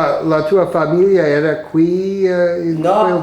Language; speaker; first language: Italian; early bilingual, heritage; English